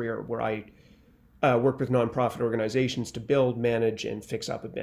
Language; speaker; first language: English; native; English